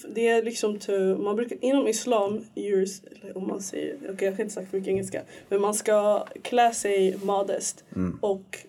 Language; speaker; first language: Swedish; early bilingual, other home language; Somali